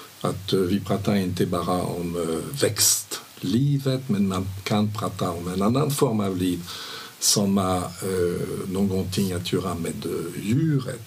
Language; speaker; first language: Swedish; non-native, fluent; French